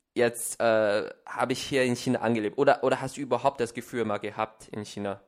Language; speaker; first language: German; non-native, fluent; Chinese